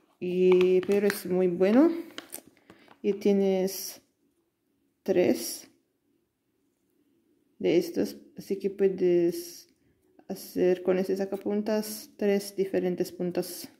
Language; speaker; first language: Spanish; non-native, learner; Italian